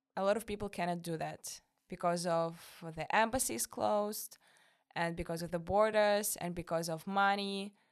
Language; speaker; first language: English; non-native, fluent; Russian